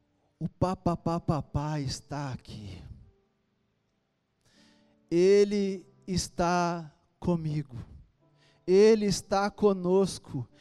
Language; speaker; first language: Portuguese; native; Portuguese